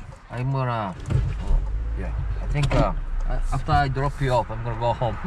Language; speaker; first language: English; non-native, fluent; Japanese